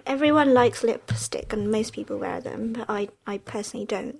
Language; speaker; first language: English; early bilingual, other home language; Japanese